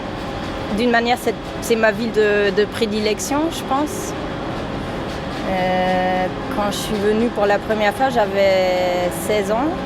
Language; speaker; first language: French; non-native, fluent; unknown